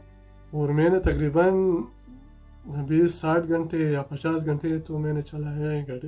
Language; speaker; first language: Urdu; non-native, fluent; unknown